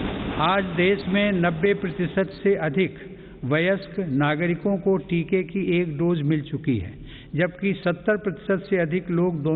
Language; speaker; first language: Hindi; native; Hindi